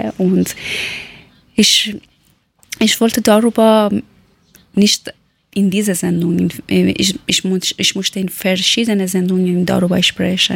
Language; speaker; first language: German; non-native, learner; Persian